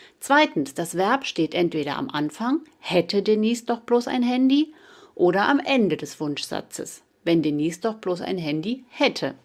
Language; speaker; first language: German; native; German